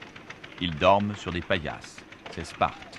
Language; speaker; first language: French; native; French